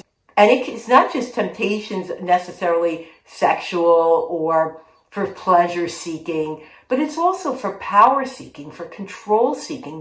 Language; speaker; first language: English; native; English